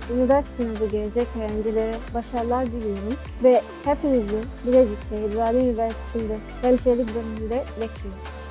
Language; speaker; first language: Turkish; non-native, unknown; Arabic